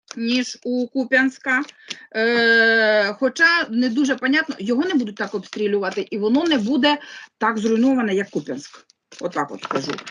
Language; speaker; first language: Ukrainian; non-native, local second language; Russian